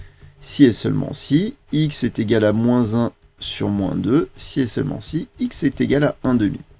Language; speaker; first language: French; native; French